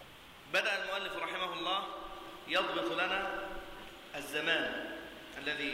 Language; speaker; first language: Arabic; native; Arabic